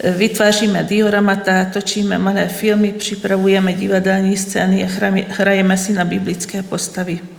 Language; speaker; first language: Czech; non-native, fluent; Hungarian